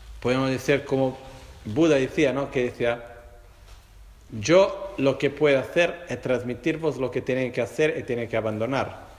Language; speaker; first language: Spanish; non-native, fluent; Portuguese